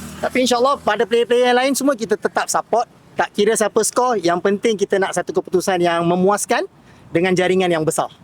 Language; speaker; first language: Malay; native; Malay